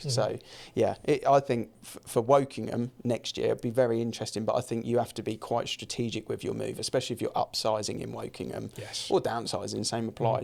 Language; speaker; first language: English; native; English